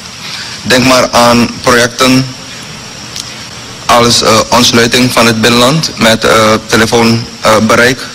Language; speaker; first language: Dutch; non-native, local second language; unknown